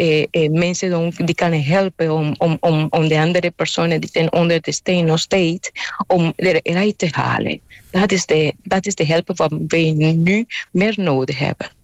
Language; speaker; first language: Dutch; non-native, local second language; Papiamento